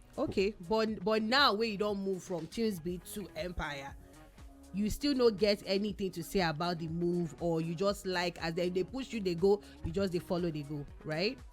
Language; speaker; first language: Nigerian Pidgin; native; Nigerian Pidgin